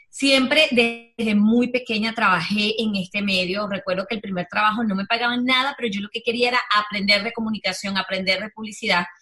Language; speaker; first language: Spanish; native; Spanish